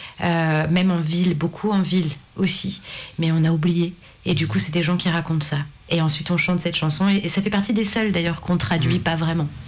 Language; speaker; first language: French; native; French